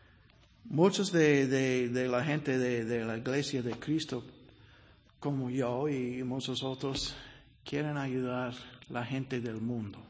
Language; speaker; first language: Spanish; non-native, learner; English